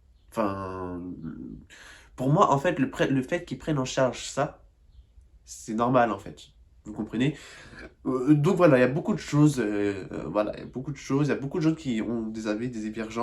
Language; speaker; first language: French; native; French